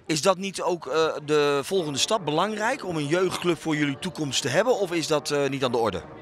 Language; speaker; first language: Dutch; native; Dutch